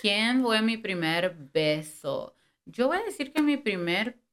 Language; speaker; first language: Spanish; early bilingual, heritage; Spanish